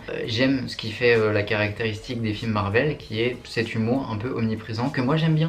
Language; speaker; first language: French; native; French